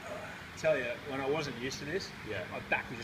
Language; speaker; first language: English; native; English